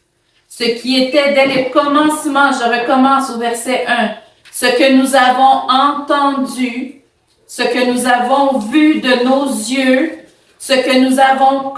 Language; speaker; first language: French; native; French